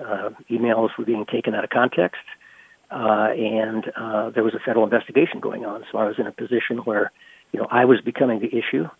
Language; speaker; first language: English; native; English